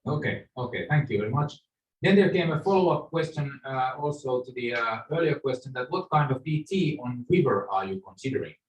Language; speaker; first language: English; non-native, fluent; Finnish